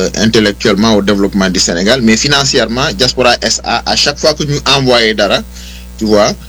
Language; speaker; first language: French; non-native, local second language; Wolof